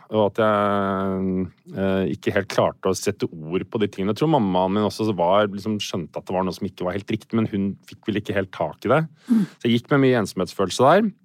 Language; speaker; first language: Norwegian; native; Norwegian